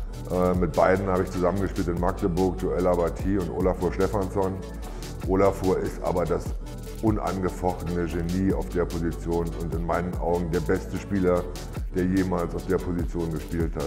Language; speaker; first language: German; native; German